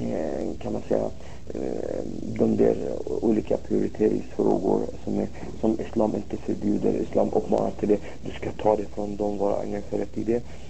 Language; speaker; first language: Swedish; non-native, fluent; Arabic